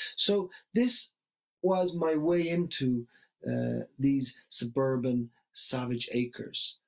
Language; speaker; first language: English; native; English